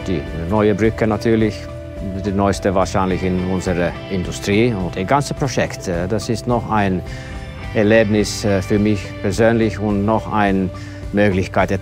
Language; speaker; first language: German; non-native, fluent; Finnish